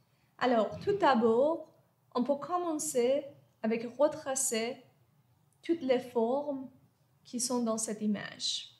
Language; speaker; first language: French; non-native, fluent; Persian